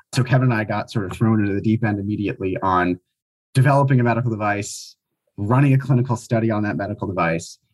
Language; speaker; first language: English; native; English